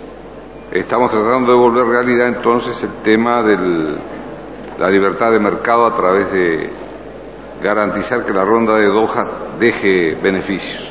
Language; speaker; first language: Spanish; native; Spanish